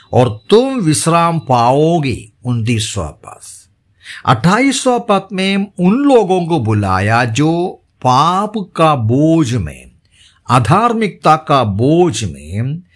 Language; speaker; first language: Hindi; non-native, local second language; Malayalam